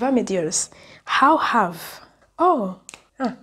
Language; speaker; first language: Turkish; non-native, fluent; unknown